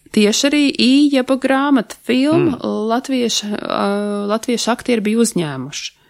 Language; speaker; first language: Latvian; native; Latvian